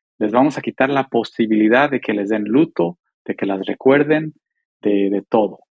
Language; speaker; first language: Spanish; early bilingual, heritage; Spanish